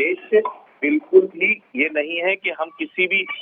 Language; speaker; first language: Hindi; native; Hindi